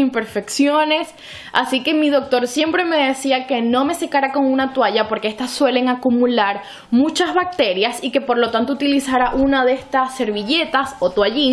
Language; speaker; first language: Spanish; native; Spanish